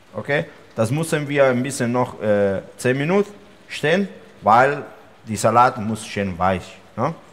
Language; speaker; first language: German; non-native, learner; Italian